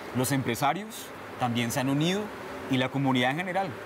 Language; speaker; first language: Spanish; native; Spanish